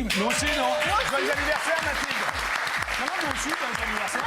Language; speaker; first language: French; native; French